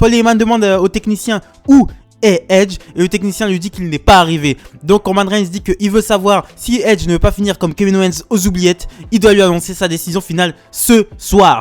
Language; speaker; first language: French; native; French